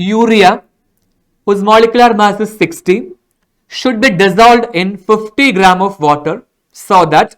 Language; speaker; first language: English; non-native, local second language; Malayalam